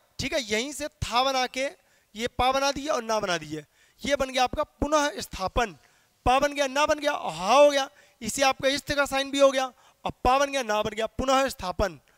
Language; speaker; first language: Hindi; native; Hindi